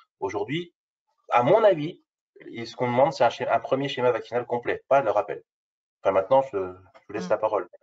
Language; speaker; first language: French; native; French